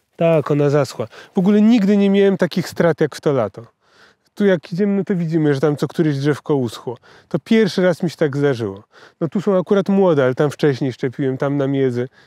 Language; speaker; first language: Polish; native; Polish